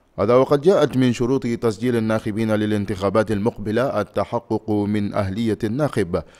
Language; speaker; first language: Arabic; non-native, fluent; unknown